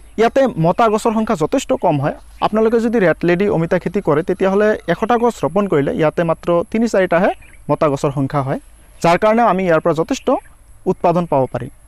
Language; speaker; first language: Assamese; non-native, local second language; Bangla